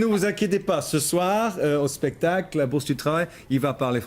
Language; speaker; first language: French; non-native, fluent; English